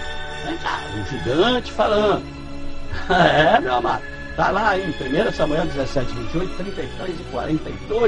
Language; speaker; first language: Portuguese; native; Portuguese